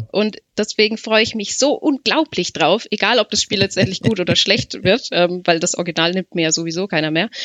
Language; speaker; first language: German; native; German